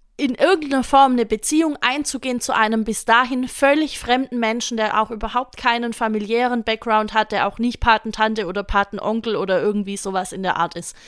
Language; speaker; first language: German; native; German